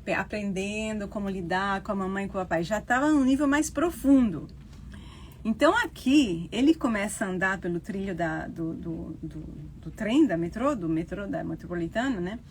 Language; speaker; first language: Portuguese; non-native, fluent; Italian